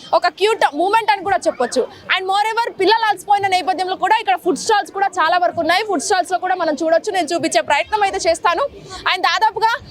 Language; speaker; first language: Telugu; native; Telugu